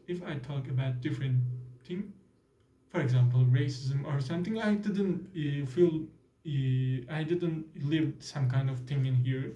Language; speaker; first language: English; non-native, learner; Turkish